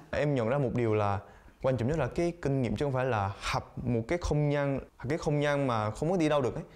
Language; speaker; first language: Vietnamese; early bilingual, other home language; Korean